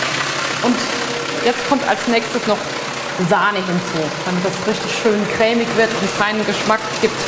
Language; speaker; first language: German; native; German